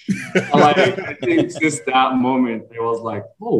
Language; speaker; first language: English; non-native, fluent; Arabic